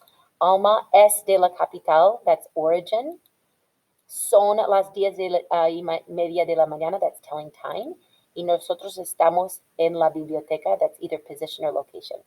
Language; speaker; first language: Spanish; non-native, fluent; English